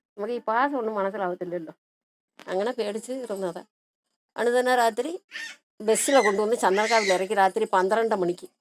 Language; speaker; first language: Malayalam; early bilingual, other home language; Tamil